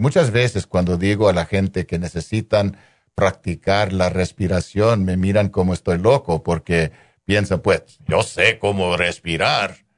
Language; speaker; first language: Spanish; non-native, local second language; English